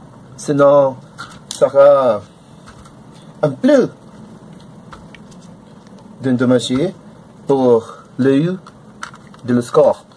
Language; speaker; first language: French; non-native, learner; Portuguese